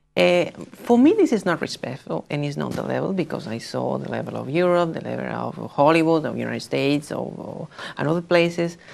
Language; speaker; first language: English; non-native, fluent; Spanish